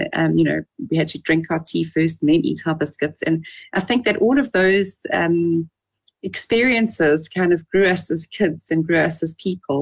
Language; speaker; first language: English; native; English